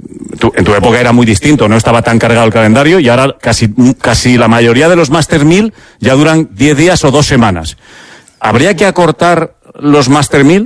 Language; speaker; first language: Spanish; native; Spanish